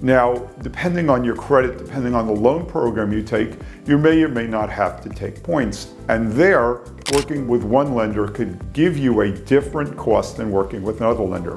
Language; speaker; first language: English; native; English